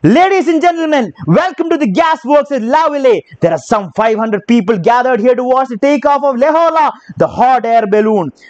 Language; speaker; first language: English; non-native, local second language; Malayalam